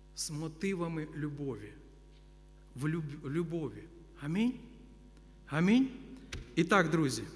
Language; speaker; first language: Ukrainian; non-native, local second language; Russian